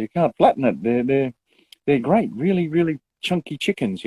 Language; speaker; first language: English; native; English